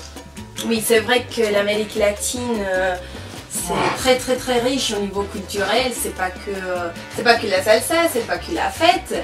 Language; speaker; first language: French; non-native, fluent; Spanish